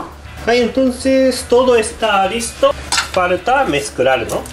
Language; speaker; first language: Spanish; non-native, learner; Japanese